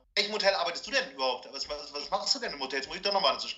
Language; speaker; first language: German; native; German